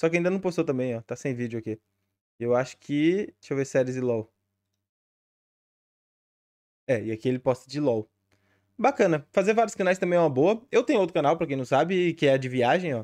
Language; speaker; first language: Portuguese; native; Portuguese